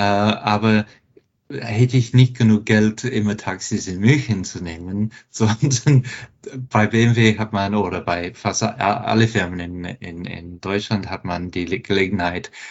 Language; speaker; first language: German; non-native, fluent; English